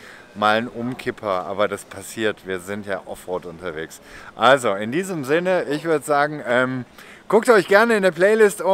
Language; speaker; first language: German; native; German